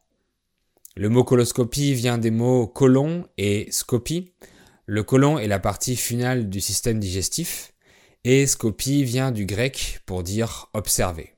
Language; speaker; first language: French; native; French